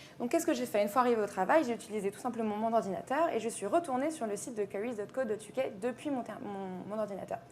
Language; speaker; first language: French; native; French